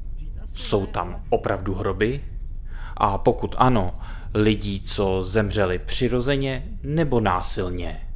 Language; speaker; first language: Czech; native; Czech